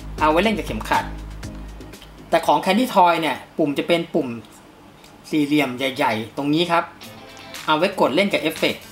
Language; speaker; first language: Thai; native; Thai